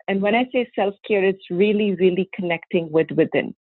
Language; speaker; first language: English; non-native, local second language; Hindi